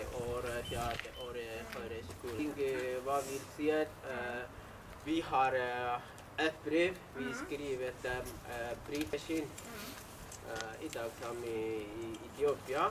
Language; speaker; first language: Norwegian; non-native, learner; Oromo